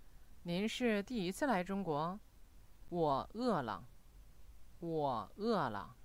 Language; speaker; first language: Chinese; non-native, fluent; Korean